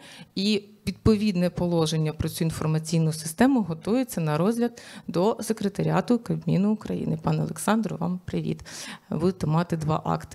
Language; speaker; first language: Ukrainian; native; Ukrainian